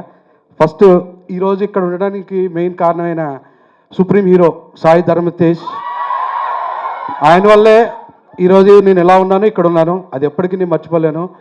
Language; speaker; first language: Telugu; native; Telugu